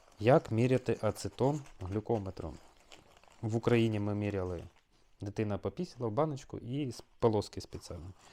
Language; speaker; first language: Ukrainian; non-native, local second language; Russian